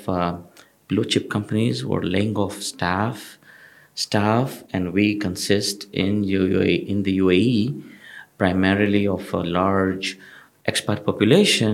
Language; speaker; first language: English; non-native, local second language; Gujarati